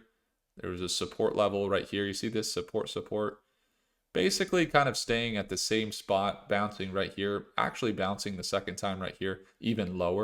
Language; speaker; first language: English; native; English